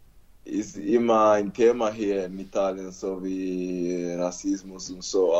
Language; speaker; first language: German; non-native, learner; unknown